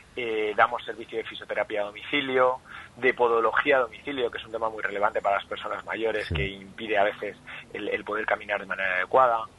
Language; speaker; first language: Spanish; native; Spanish